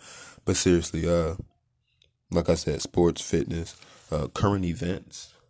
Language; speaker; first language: English; native; English